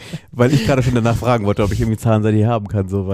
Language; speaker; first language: German; native; German